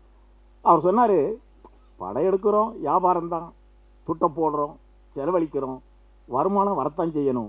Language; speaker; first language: Tamil; native; Tamil